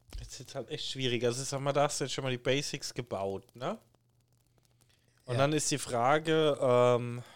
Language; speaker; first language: German; native; German